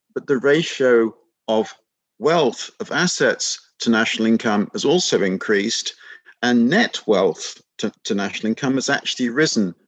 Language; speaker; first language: English; native; English